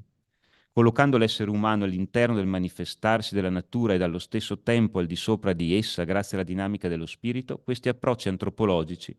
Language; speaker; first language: Italian; native; Italian